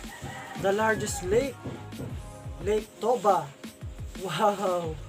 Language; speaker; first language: English; non-native, local second language; Filipino